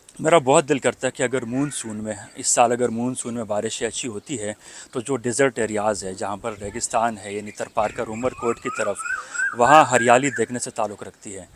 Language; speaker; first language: Urdu; native; Urdu